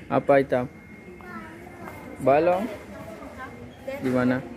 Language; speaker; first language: Indonesian; native; Indonesian